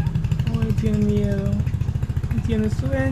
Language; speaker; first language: Spanish; non-native, fluent; German